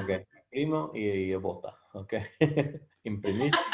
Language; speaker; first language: Spanish; non-native, learner; English